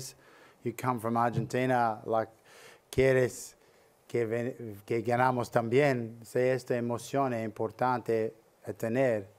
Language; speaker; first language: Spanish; non-native, learner; English